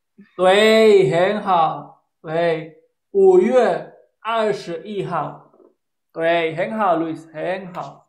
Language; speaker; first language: Chinese; non-native, fluent; Spanish